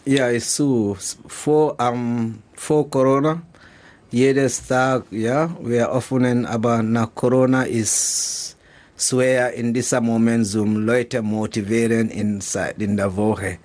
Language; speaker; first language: German; non-native, learner; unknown